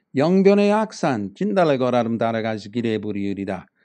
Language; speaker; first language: Korean; non-native, fluent; English